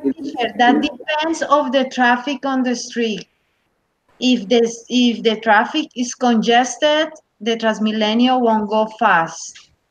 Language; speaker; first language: English; non-native, learner; Spanish